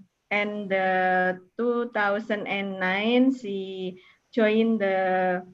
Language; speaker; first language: English; non-native, learner; Indonesian